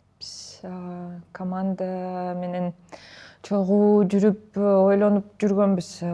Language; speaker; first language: Kyrgyz; non-native, local second language; Russian